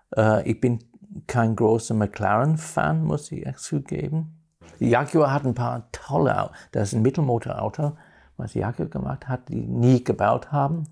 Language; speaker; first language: German; non-native, fluent; English